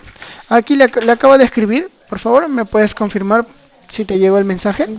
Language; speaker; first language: Spanish; native; Spanish